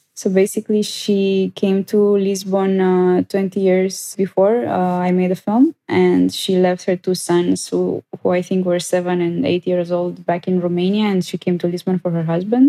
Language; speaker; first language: English; non-native, fluent; Romanian